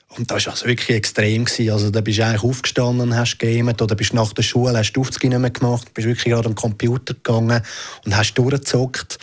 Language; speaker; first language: German; native; German